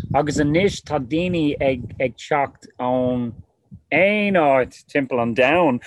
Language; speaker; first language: Irish; non-native, local second language; English